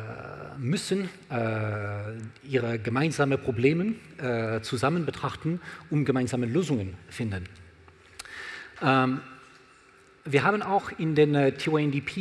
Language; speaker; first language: German; non-native, learner; French